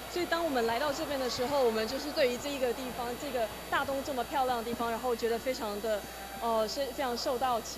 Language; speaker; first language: Chinese; native; Chinese